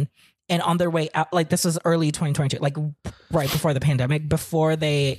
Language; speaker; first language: English; non-native, local second language; Filipino